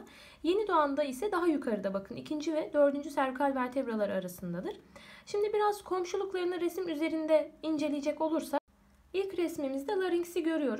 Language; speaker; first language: Turkish; native; Turkish